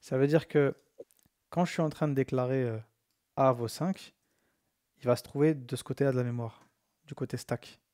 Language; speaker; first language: French; native; French